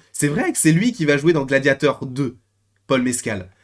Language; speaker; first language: French; native; French